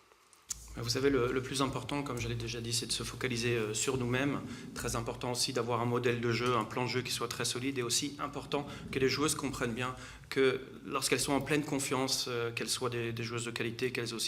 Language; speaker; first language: French; native; French